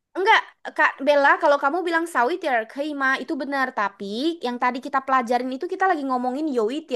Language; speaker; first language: Indonesian; native; Indonesian